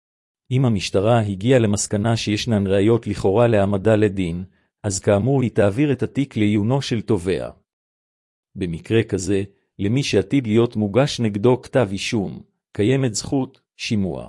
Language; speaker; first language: Hebrew; native; Hebrew